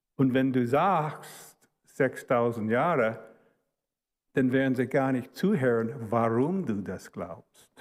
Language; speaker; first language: German; early bilingual, heritage; German